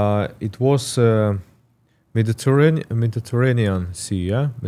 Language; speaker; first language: English; non-native, learner; Russian